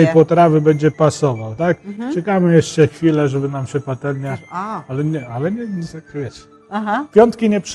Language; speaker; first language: Polish; native; Polish